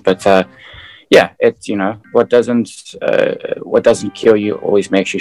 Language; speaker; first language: English; native; English